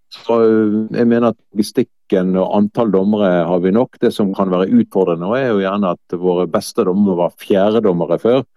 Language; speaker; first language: Norwegian; native; Norwegian